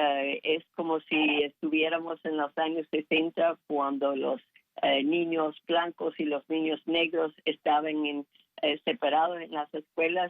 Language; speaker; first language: Spanish; non-native, fluent; English